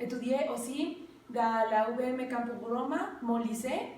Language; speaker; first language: French; non-native, learner; Spanish